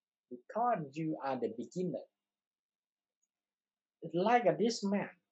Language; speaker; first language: English; non-native, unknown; Thai